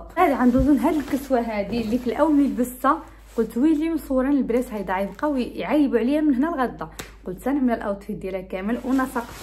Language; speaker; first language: Arabic; early bilingual, heritage; Arabic